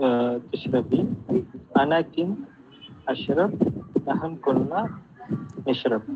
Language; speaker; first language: Arabic; non-native, learner; Tamil